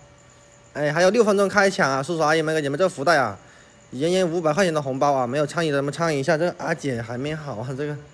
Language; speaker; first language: Chinese; native; Chinese